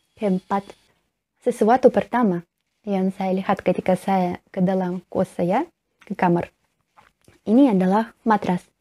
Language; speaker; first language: Indonesian; non-native, learner; Russian